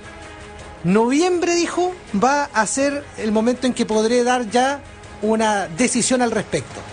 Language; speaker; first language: Spanish; native; Spanish